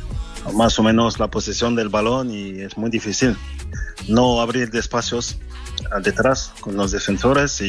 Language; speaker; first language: Spanish; non-native, fluent; French